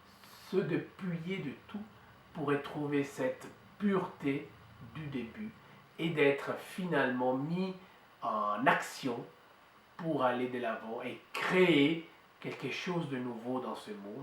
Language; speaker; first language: French; native; French